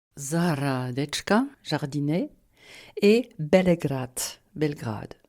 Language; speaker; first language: French; native; French